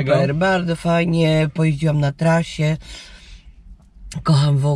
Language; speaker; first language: Polish; native; Polish